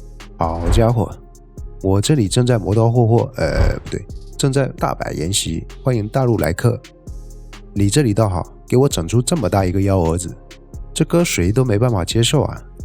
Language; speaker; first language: Chinese; native; Chinese